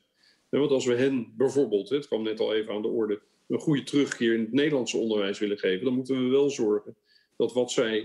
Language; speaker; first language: Dutch; native; Dutch